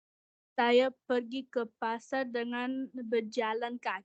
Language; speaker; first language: Indonesian; non-native, learner; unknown